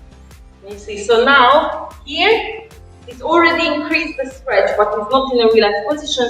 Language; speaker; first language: English; non-native, fluent; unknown